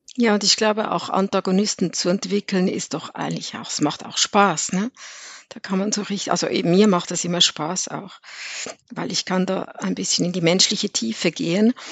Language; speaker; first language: German; native; German